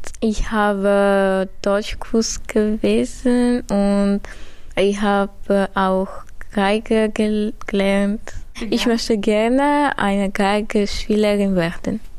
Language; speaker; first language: German; non-native, learner; Armenian